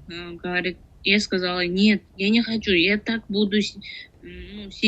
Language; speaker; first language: Russian; non-native, learner; Tajik